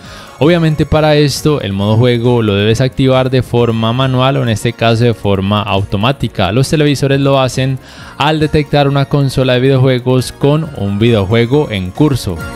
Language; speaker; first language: Spanish; native; Spanish